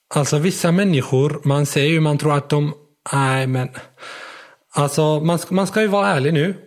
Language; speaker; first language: Swedish; non-native, fluent; Arabic